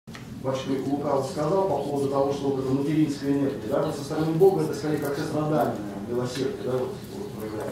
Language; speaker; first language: Russian; native; Russian